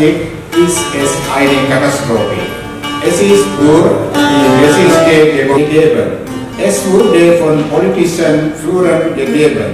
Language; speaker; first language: German; non-native, learner; Sinhala